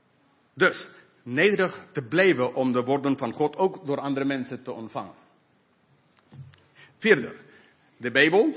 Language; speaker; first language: Dutch; non-native, fluent; English